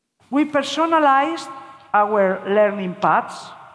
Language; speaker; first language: English; non-native, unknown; Spanish